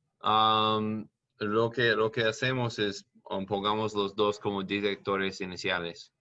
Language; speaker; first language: Spanish; non-native, learner; English